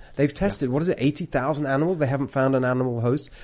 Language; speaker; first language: English; native; English